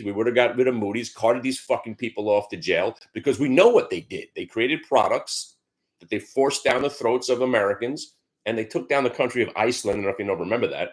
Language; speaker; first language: English; native; English